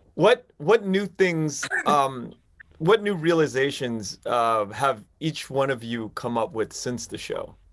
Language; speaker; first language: English; early bilingual, other home language; Vietnamese